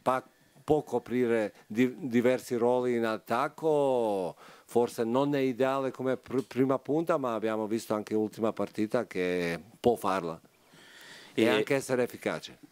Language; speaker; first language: Italian; non-native, fluent; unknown